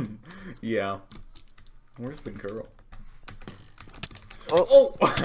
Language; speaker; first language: English; native; English